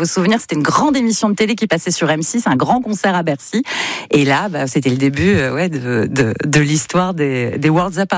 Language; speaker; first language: French; native; French